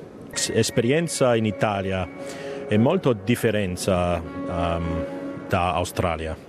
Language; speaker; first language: Italian; non-native, learner; English